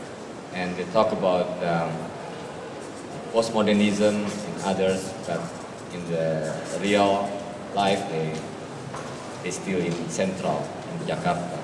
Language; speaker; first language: English; non-native, learner; Indonesian